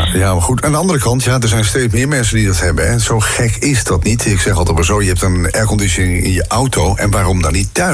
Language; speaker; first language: Dutch; native; Dutch